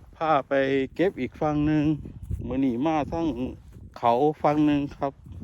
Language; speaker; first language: Thai; non-native, local second language; Northeastern Thai